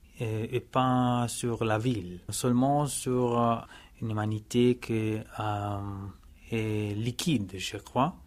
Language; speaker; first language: French; non-native, learner; Italian